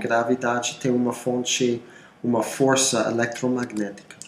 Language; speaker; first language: Portuguese; non-native, fluent; English